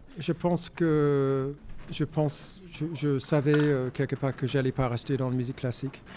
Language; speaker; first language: French; non-native, fluent; English